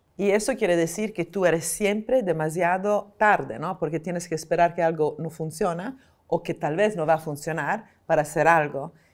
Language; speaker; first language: Spanish; non-native, fluent; Italian